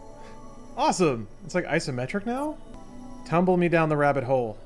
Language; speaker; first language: English; native; English